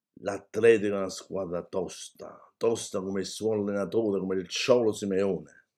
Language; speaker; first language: Italian; native; Italian